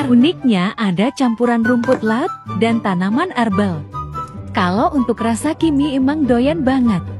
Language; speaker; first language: Indonesian; native; Indonesian